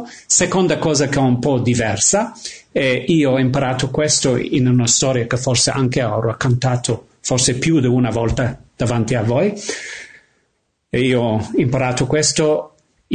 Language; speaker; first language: Italian; non-native, fluent; English